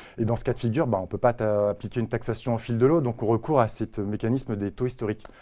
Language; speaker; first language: French; native; French